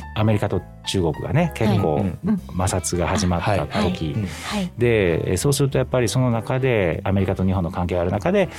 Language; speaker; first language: Japanese; native; Japanese